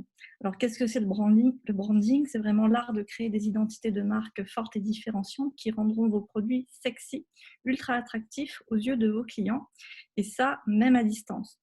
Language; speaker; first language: French; native; French